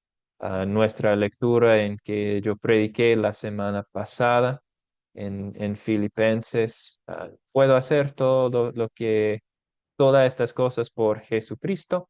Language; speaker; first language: Spanish; non-native, fluent; English